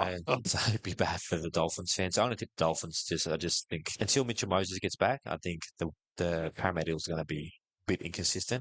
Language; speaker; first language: English; native; English